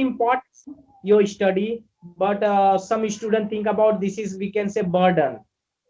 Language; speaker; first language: English; non-native, learner; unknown